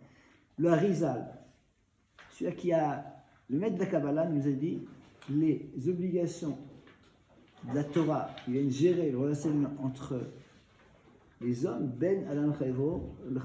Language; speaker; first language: French; native; French